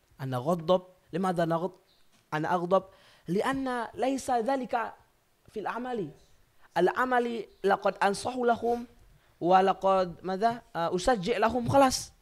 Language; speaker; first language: Arabic; non-native, learner; Indonesian